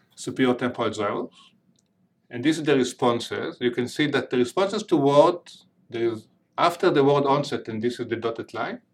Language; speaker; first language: English; non-native, fluent; Hebrew